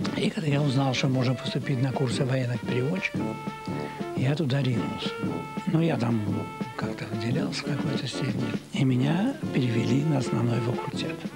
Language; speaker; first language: Russian; native; Russian